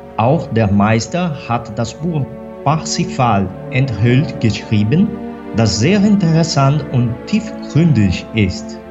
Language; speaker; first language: German; non-native, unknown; Portuguese